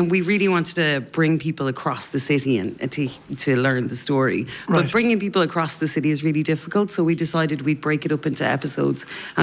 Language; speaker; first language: English; native; English